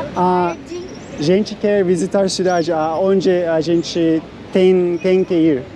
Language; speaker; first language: Portuguese; non-native, learner; Turkish